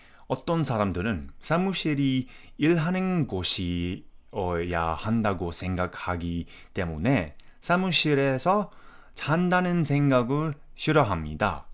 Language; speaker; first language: Korean; non-native, fluent; English